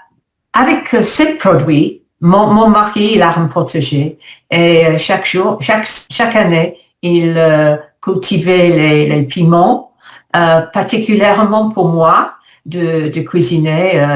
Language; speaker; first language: French; non-native, learner; English